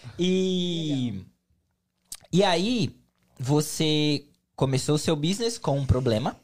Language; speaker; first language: Portuguese; native; Portuguese